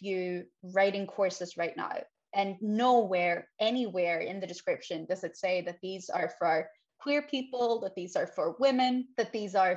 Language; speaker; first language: English; non-native, fluent; Swedish